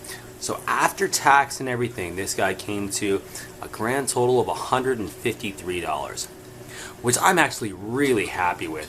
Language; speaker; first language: English; native; English